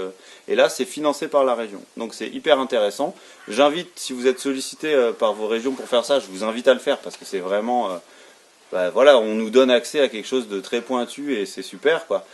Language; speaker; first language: French; native; French